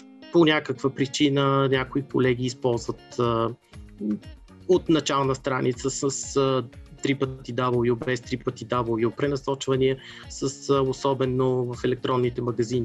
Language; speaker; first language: Bulgarian; native; Bulgarian